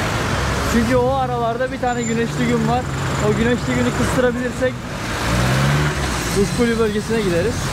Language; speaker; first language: Turkish; native; Turkish